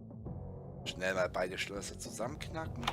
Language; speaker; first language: German; native; German